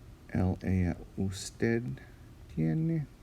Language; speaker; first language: Spanish; non-native, fluent; English